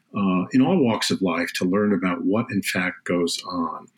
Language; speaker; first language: English; native; English